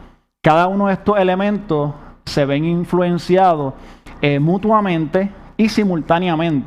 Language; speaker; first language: Spanish; native; Spanish